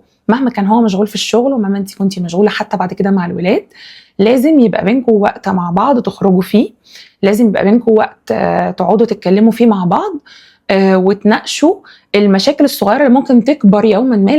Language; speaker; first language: Arabic; native; Arabic